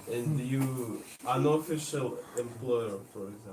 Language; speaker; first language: English; non-native, learner; Russian